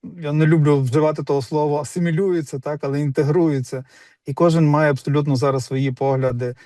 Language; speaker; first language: Ukrainian; native; Ukrainian